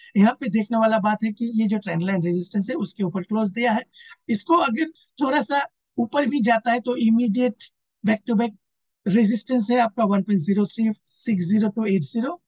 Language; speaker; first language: Hindi; non-native, local second language; Assamese